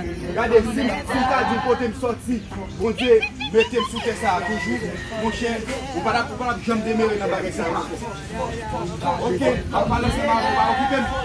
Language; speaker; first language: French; non-native, local second language; Haitian Creole